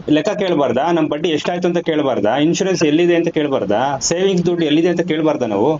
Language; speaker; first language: Kannada; native; Kannada